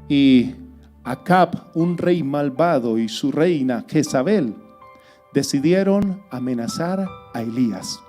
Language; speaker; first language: Spanish; native; Spanish